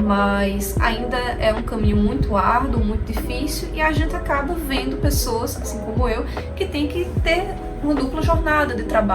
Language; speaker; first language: Portuguese; native; Portuguese